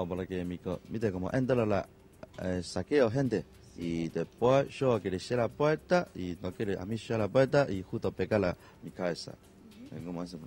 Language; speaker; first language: Spanish; non-native, learner; Chinese